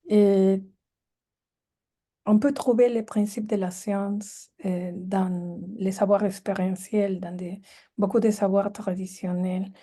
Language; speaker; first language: French; non-native, fluent; Spanish